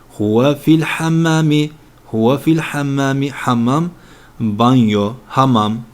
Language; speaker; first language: Arabic; non-native, fluent; Turkish